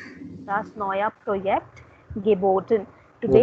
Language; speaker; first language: German; non-native, fluent; Hindi